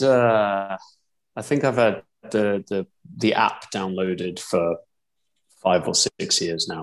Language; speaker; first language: English; native; English